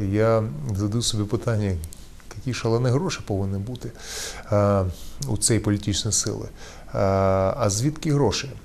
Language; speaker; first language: Ukrainian; non-native, local second language; Russian